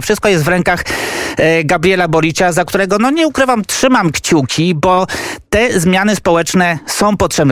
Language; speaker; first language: Polish; native; Polish